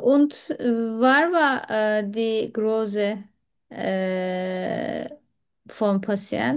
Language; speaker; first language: German; non-native, fluent; Turkish